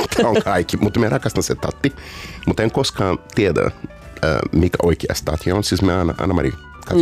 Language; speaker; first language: Finnish; non-native, learner; Portuguese